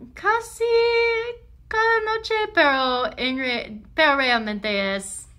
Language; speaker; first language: Spanish; non-native, learner; English